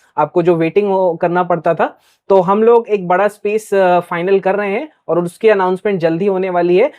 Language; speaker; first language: Hindi; native; Hindi